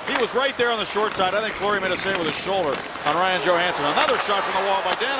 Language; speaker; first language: English; native; English